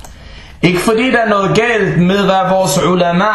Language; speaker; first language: Danish; early bilingual, other home language; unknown